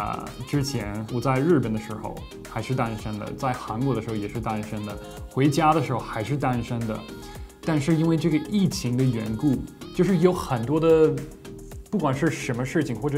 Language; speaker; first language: Chinese; non-native, fluent; English